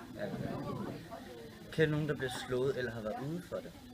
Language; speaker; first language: Danish; native; Danish